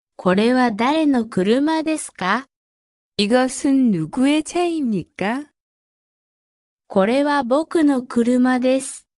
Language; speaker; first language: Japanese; non-native, fluent; Korean